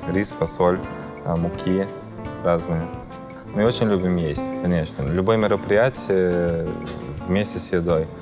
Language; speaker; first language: Russian; non-native, fluent; Portuguese